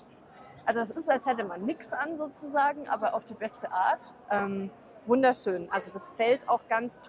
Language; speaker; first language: German; native; German